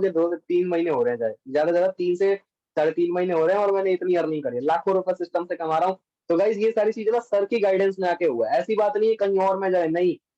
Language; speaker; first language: Hindi; native; Hindi